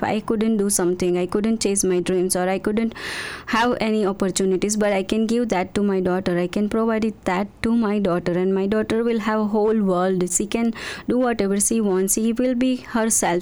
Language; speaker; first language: English; non-native, local second language; Gujarati